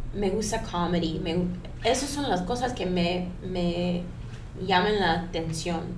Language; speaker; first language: Spanish; early bilingual, heritage; Spanish